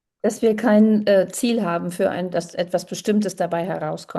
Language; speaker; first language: German; native; German